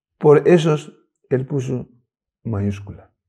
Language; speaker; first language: Spanish; non-native, learner; Tibetan